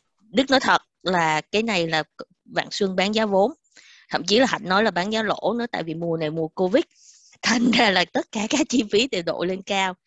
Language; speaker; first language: Vietnamese; native; Vietnamese